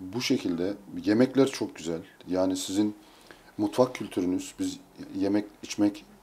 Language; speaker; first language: Turkish; native; Turkish